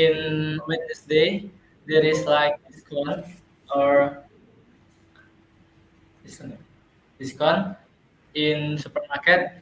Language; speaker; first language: English; non-native, learner; Indonesian